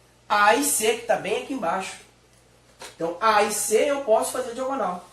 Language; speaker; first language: Portuguese; native; Portuguese